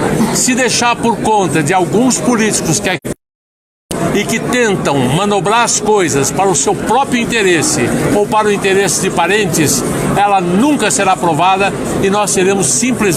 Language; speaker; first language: Portuguese; native; Portuguese